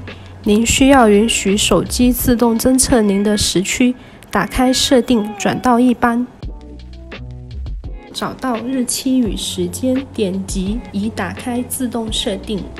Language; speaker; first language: Chinese; native; Chinese